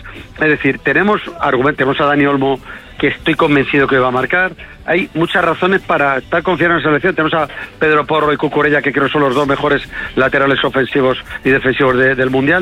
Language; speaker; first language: Spanish; native; Spanish